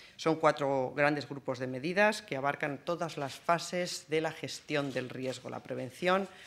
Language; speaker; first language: Spanish; native; Spanish